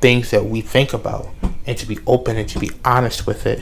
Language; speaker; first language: English; native; English